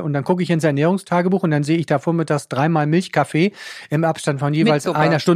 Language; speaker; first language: German; native; German